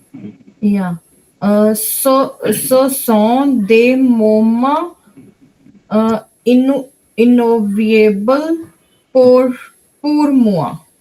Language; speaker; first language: French; non-native, learner; Hindi